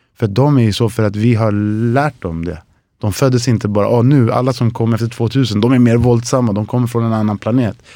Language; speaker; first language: Swedish; early bilingual, other home language; Spanish